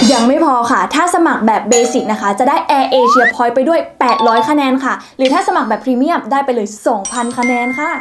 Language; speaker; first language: Thai; native; Thai